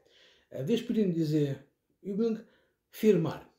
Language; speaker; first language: German; non-native, learner; Russian